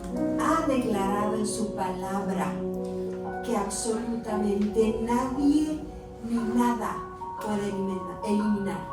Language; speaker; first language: Spanish; native; Spanish